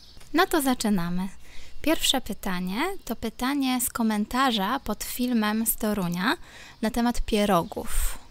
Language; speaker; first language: Polish; non-native, local second language; Ukrainian